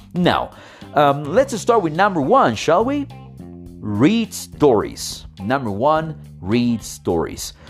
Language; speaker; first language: English; non-native, fluent; Spanish